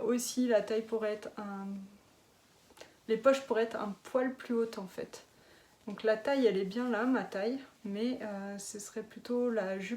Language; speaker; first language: French; native; French